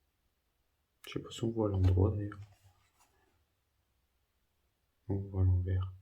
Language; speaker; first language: French; native; French